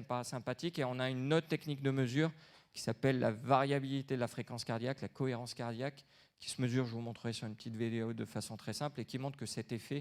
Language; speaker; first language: French; native; French